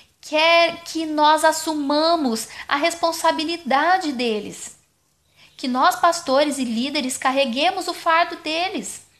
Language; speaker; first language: Portuguese; non-native, fluent; German